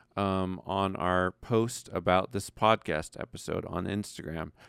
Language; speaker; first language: English; native; English